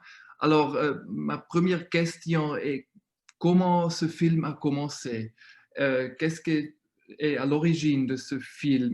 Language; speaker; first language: French; non-native, fluent; German